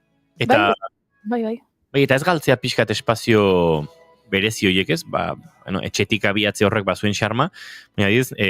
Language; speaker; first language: Basque; native; Basque